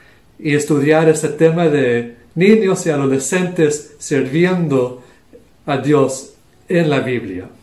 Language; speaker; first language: Spanish; non-native, local second language; English